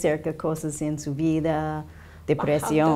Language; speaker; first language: Spanish; non-native, learner; English